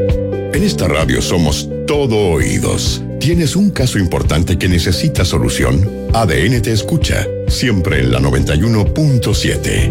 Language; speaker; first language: Spanish; native; Spanish